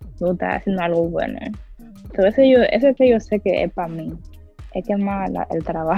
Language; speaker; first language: Spanish; early bilingual, heritage; English